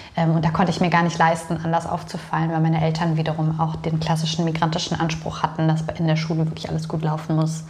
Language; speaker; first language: German; early bilingual, other home language; Bulgarian